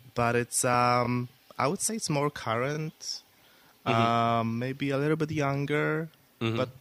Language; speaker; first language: English; non-native, fluent; Polish